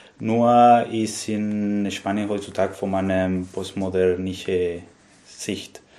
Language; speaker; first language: German; non-native, fluent; Spanish